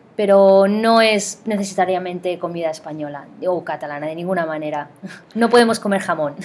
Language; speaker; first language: Spanish; native; Spanish